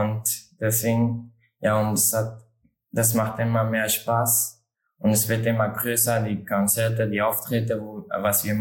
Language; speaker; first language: German; non-native, learner; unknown